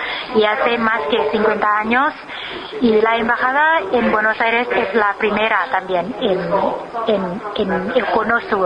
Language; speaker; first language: Spanish; non-native, learner; Thai